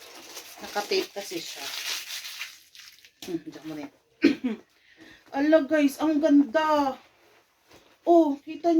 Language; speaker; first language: Filipino; native; Filipino